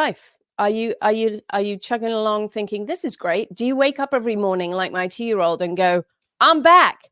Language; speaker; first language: English; native; English